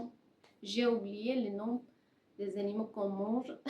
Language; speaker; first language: French; non-native, learner; Persian